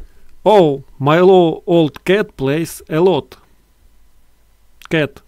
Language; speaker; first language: English; non-native, learner; Russian